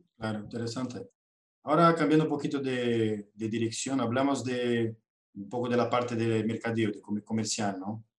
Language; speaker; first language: Spanish; non-native, fluent; Portuguese